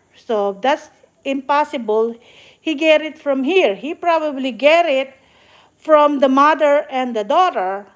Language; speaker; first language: English; non-native, local second language; Filipino